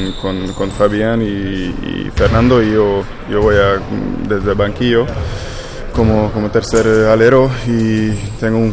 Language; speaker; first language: Spanish; non-native, learner; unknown